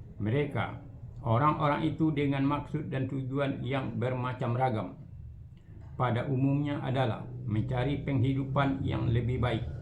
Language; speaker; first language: Malay; non-native, local second language; Minangkabau